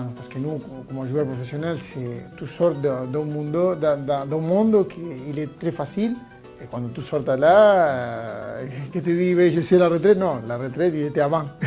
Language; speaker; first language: French; non-native, fluent; Spanish